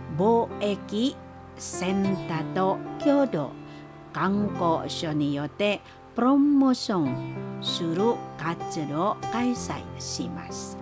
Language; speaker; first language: Japanese; non-native, fluent; Indonesian